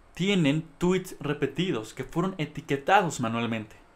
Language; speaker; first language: Spanish; native; Spanish